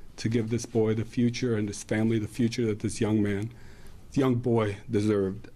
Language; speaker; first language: English; early bilingual, other home language; Spanish